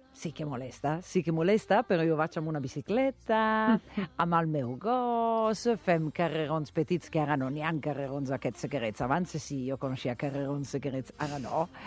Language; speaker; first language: Catalan; non-native, fluent; Italian